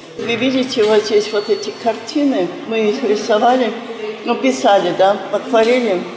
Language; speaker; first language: Russian; early bilingual, heritage; Russian